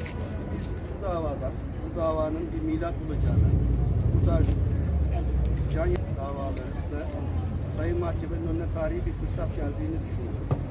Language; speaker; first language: Turkish; native; Turkish